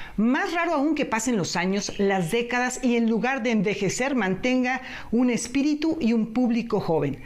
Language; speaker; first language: Spanish; native; Spanish